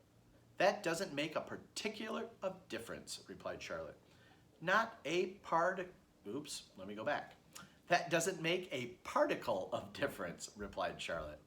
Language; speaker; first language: English; native; English